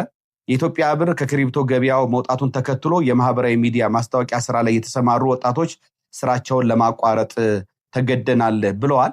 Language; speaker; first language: Amharic; native; Amharic